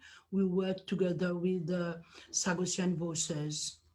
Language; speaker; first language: English; non-native, learner; Morisyen